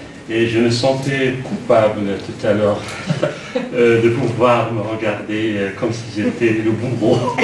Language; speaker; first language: French; non-native, local second language; Arabic